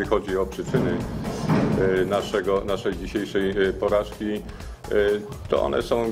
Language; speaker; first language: Polish; native; Polish